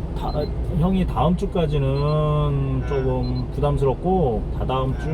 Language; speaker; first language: Korean; native; Korean